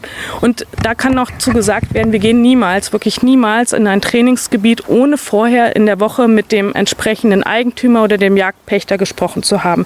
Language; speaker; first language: German; native; German